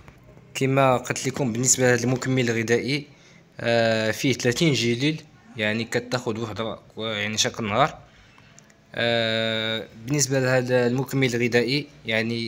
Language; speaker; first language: Arabic; native; Arabic